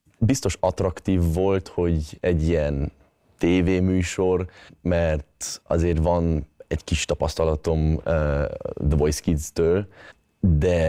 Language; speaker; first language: Hungarian; early bilingual, heritage; Hungarian